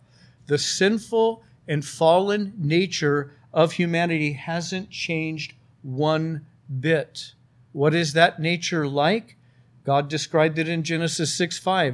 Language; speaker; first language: English; native; English